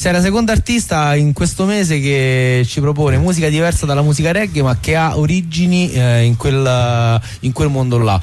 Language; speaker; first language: Italian; native; Italian